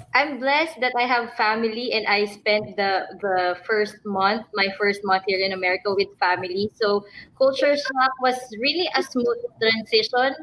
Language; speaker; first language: English; non-native, local second language; Filipino